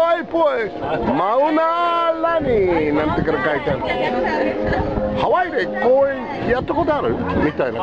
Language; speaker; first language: Japanese; non-native, fluent; English